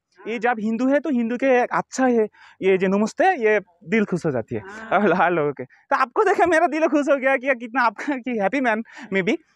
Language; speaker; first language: Hindi; non-native, learner; Bangla